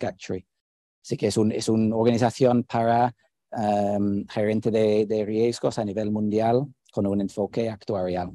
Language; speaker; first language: Spanish; non-native, fluent; English